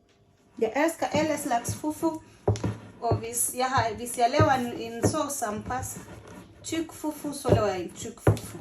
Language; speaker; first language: Danish; non-native, fluent; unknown